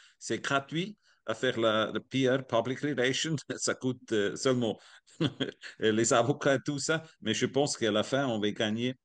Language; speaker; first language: French; non-native, learner; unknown